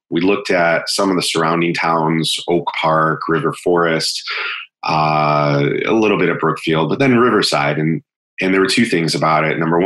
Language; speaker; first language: English; native; English